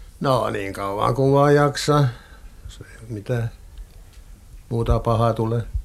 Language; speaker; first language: Finnish; non-native, local second language; Swedish